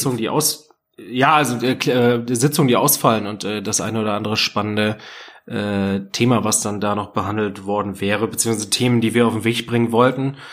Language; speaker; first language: German; native; German